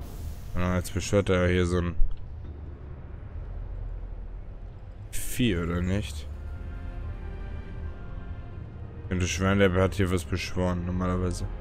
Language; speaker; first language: German; native; German